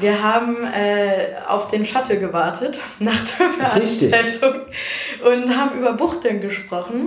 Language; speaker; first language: German; native; German